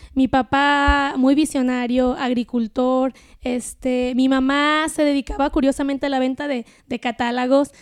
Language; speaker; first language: Spanish; native; Spanish